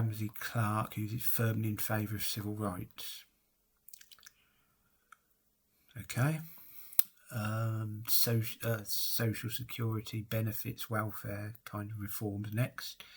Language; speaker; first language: English; native; English